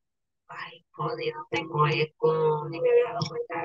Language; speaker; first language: Spanish; native; Spanish